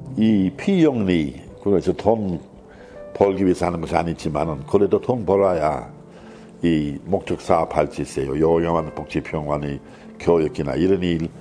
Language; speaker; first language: Korean; non-native, fluent; English